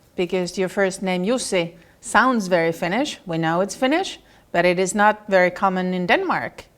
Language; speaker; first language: English; non-native, fluent; Finnish